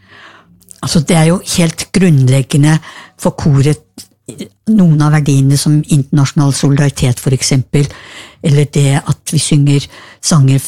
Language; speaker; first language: Norwegian; native; Norwegian